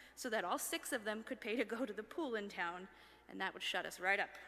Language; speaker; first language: English; early bilingual, other home language; French